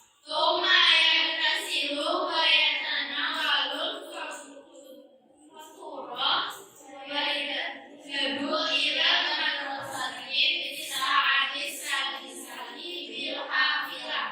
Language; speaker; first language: Arabic; non-native, learner; Indonesian